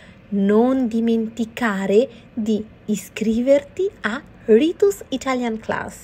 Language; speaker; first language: Italian; non-native, fluent; Bangla